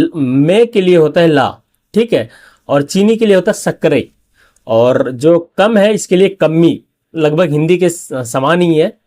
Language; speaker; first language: Hindi; native; Hindi